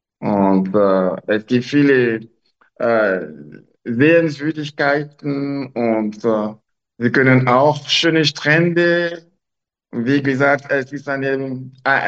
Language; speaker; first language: German; non-native, learner; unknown